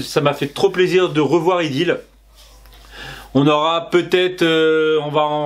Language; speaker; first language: French; native; French